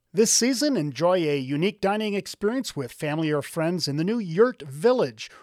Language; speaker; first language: English; native; English